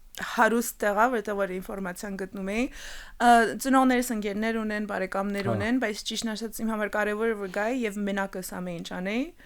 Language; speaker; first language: Armenian; early bilingual, heritage; Armenian